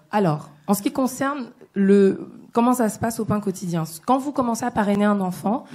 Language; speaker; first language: French; native; French